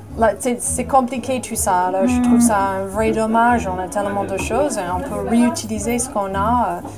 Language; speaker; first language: French; non-native, fluent; English